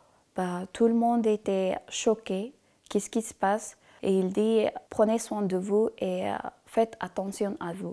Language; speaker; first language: French; non-native, learner; Persian